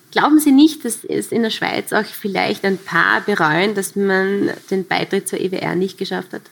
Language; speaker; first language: German; native; German